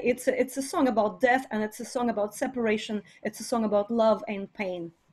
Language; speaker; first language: English; non-native, fluent; Russian